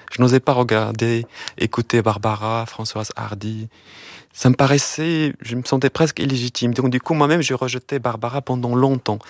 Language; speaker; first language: French; non-native, local second language; Arabic